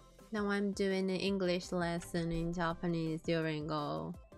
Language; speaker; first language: English; non-native, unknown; Japanese